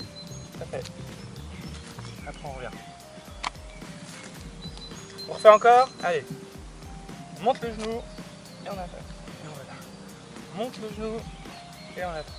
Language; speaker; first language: French; native; French